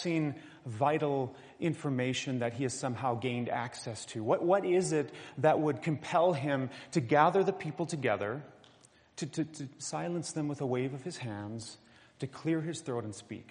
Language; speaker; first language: English; native; English